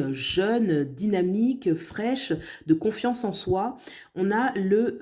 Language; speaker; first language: French; native; French